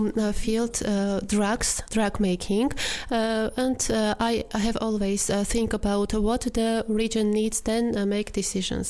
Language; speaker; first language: English; non-native, fluent; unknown